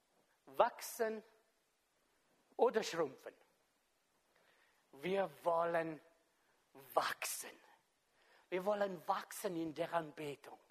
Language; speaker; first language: German; non-native, fluent; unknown